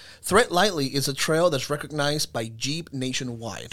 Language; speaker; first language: English; early bilingual, other home language; Spanish